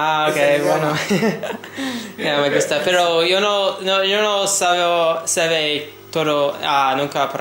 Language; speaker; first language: Spanish; non-native, learner; English